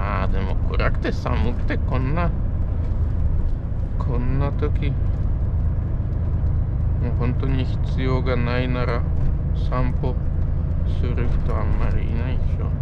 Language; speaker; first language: Japanese; non-native, fluent; Polish